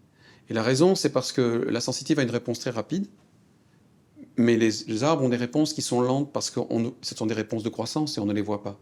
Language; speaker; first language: French; native; French